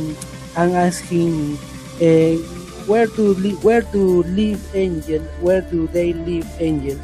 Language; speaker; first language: English; non-native, learner; Spanish